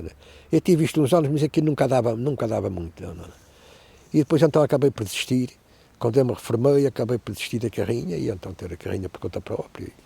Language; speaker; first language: Portuguese; native; Portuguese